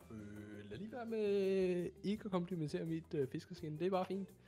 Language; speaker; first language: Danish; native; Danish